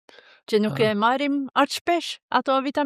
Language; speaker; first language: Albanian; non-native, fluent; Norwegian